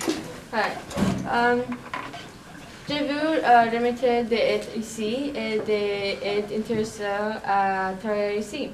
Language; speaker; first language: French; non-native, learner; English